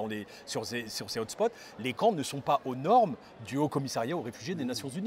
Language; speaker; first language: French; native; French